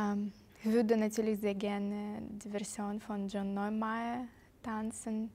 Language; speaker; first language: German; non-native, fluent; Russian